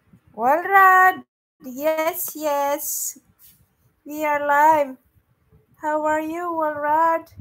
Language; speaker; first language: English; non-native, local second language; Filipino